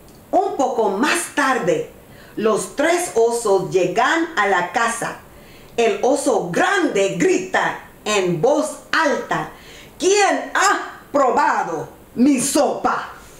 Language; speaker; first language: Spanish; non-native, learner; English